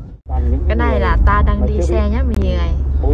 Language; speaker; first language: Vietnamese; non-native, fluent; Thai